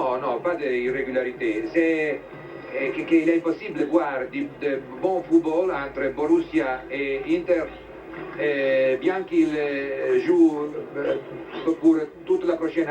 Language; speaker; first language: French; non-native, fluent; Italian